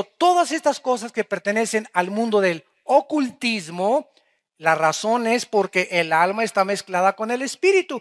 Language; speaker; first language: Spanish; native; Spanish